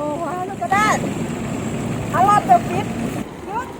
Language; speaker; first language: English; non-native, learner; Thai